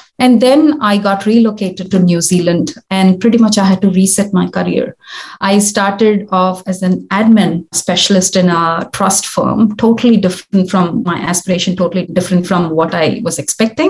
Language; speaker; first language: English; non-native, local second language; Tamil